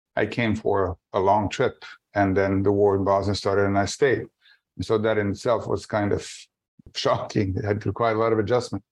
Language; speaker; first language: English; non-native, fluent; Bosnian